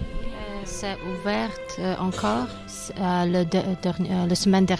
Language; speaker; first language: French; non-native, learner; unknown